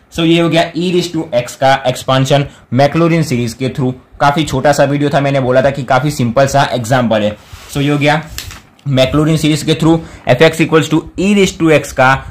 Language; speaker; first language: Hindi; non-native, local second language; Gujarati